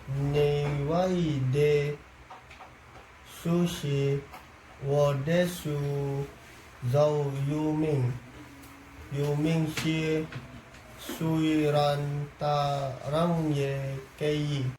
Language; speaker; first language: Chinese; non-native, learner; Indonesian